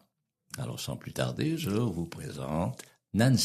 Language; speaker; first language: French; native; French